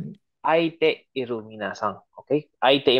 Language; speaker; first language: Japanese; non-native, fluent; Filipino